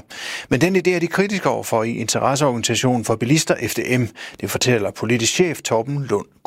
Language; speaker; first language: Danish; native; Danish